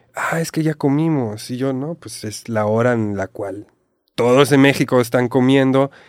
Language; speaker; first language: Spanish; non-native, fluent; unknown